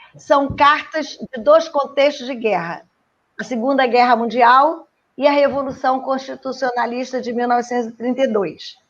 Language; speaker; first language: Portuguese; native; Portuguese